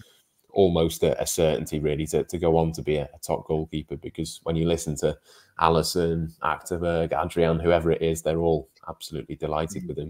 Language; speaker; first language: English; native; English